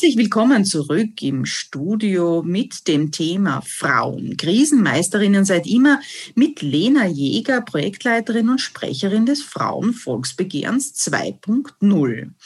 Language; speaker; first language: German; native; German